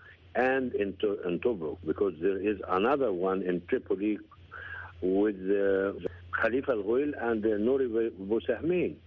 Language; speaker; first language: English; non-native, fluent; Arabic